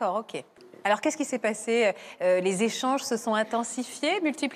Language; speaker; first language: French; native; French